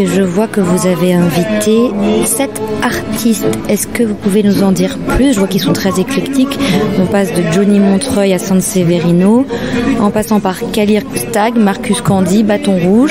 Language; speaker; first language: French; native; French